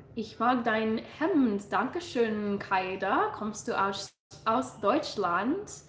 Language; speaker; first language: German; non-native, learner; English